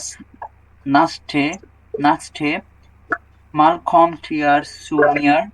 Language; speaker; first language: German; non-native, learner; Bangla